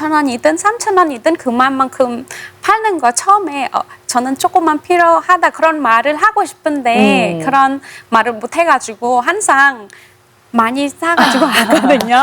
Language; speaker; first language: Korean; non-native, fluent; Khmer